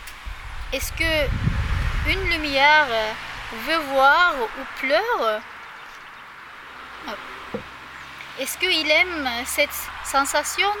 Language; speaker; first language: French; non-native, learner; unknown